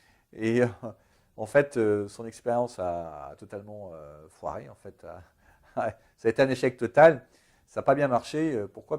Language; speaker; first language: French; native; French